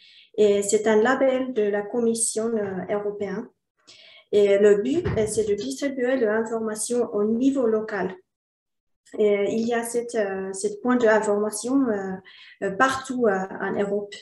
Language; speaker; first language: French; non-native, learner; Finnish